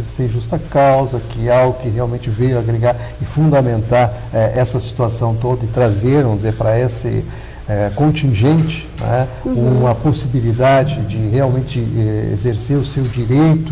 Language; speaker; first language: Portuguese; native; Portuguese